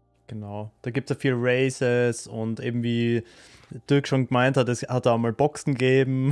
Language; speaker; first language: German; native; German